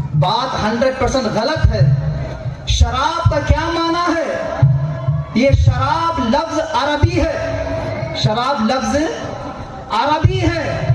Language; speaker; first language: Urdu; native; Urdu